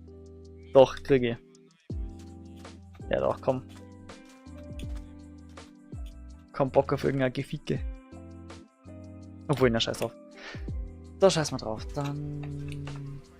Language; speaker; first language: German; native; German